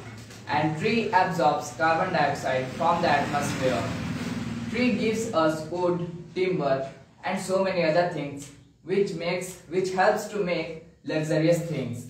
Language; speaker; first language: English; non-native, learner; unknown